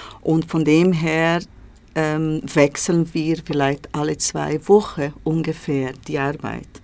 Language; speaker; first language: German; non-native, learner; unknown